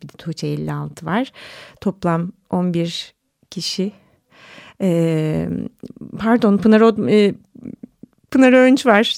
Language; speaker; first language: Turkish; native; Turkish